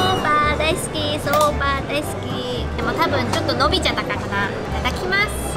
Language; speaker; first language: Japanese; non-native, fluent; Chinese